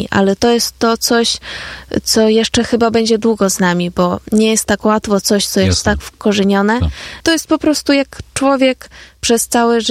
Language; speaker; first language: Polish; non-native, fluent; Ukrainian